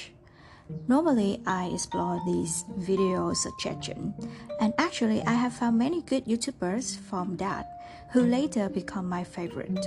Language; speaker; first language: English; non-native, fluent; Vietnamese